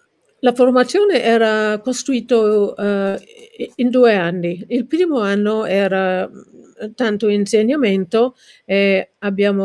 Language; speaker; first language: Italian; non-native, learner; English